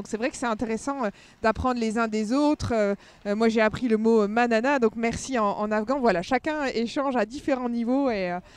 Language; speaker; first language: French; native; French